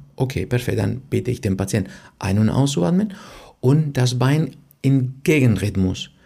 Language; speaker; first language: German; non-native, fluent; Spanish